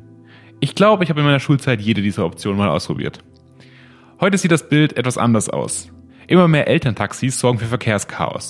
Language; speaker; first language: German; native; German